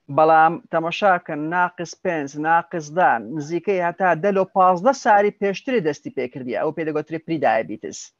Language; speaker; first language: Central Kurdish; native; Central Kurdish